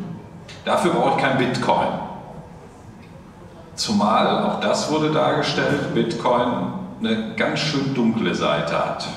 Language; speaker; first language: German; native; German